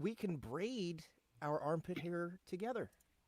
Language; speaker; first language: English; native; English